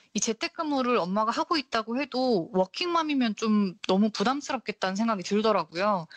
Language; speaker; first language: Korean; native; Korean